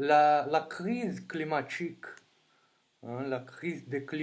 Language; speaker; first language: French; non-native, fluent; Portuguese